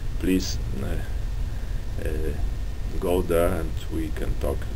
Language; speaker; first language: English; non-native, learner; Polish